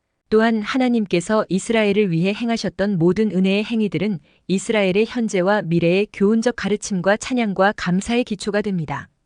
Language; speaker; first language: Korean; native; Korean